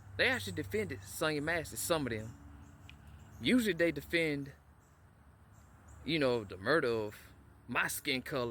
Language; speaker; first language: English; native; English